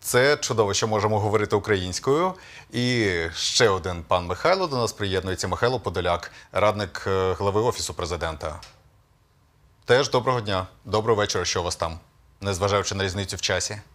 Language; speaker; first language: Ukrainian; native; Ukrainian